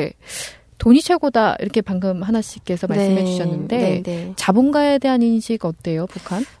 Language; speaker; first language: Korean; native; Korean